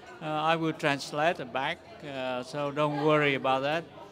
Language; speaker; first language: English; non-native, fluent; Vietnamese